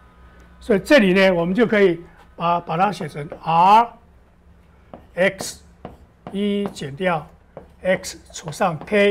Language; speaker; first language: Chinese; native; Chinese